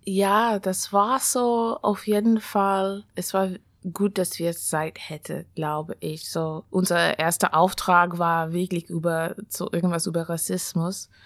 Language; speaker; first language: German; non-native, fluent; English